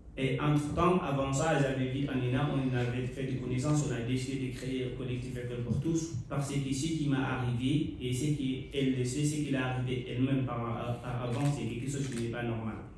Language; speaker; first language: French; non-native, local second language; Fula